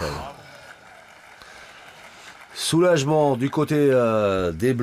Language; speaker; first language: French; native; French